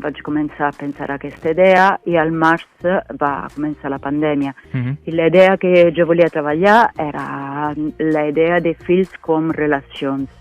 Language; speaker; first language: Catalan; non-native, fluent; Italian